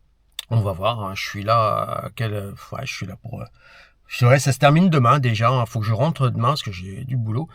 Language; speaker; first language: French; native; French